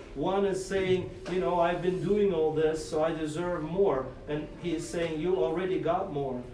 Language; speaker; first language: English; non-native, fluent; Russian